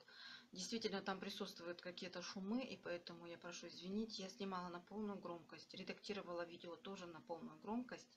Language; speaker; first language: Russian; native; Russian